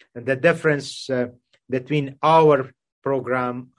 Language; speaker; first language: English; non-native, fluent; Persian